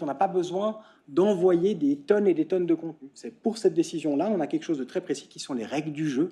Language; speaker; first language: French; native; French